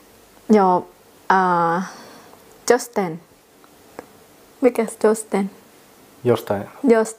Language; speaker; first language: Finnish; non-native, learner; Thai